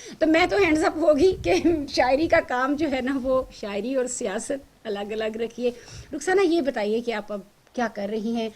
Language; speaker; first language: Urdu; native; Urdu